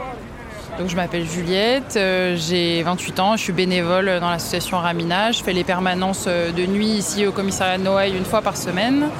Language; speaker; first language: French; native; French